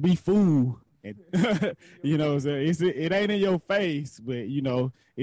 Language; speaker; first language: English; native; English